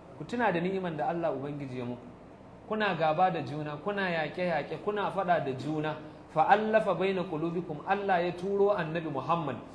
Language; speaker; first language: Hausa; native; Hausa